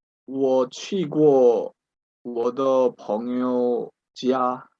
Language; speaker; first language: Chinese; non-native, learner; Korean